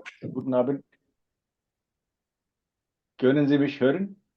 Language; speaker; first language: German; non-native, fluent; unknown